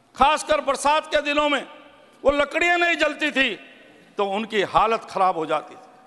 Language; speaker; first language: Hindi; native; Hindi